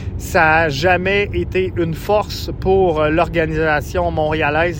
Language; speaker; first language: French; native; French